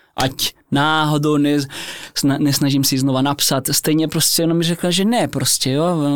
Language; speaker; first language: Czech; early bilingual, heritage; Czech